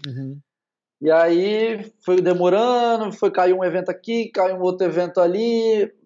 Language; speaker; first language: Portuguese; native; Portuguese